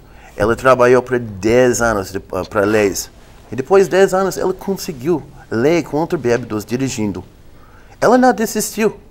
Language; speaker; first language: Portuguese; non-native, fluent; English